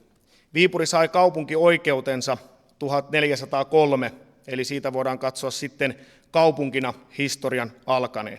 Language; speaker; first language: Finnish; native; Finnish